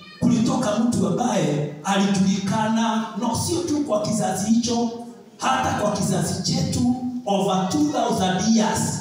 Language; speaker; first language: Swahili; non-native, local second language; Kikuyu